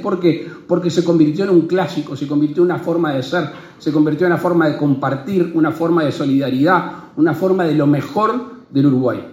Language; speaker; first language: Spanish; native; Spanish